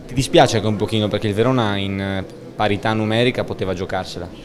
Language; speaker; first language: Italian; native; Italian